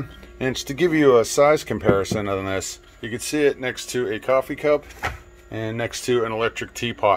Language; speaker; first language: English; native; English